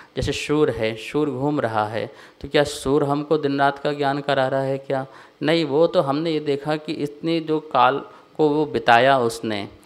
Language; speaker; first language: Hindi; native; Hindi